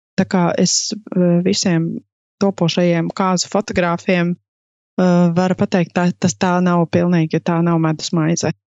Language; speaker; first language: Latvian; native; Latvian